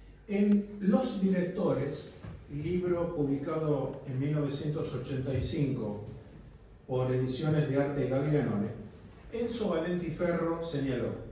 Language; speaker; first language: Spanish; native; Spanish